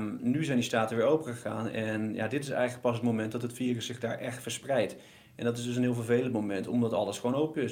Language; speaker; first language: Dutch; native; Dutch